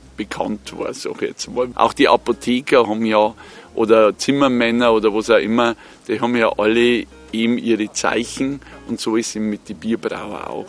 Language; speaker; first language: German; native; German